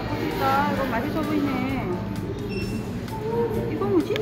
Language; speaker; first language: Korean; non-native, learner; Vietnamese